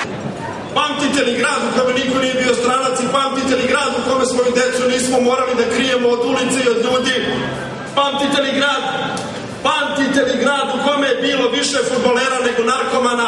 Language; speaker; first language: Serbian; native; Serbian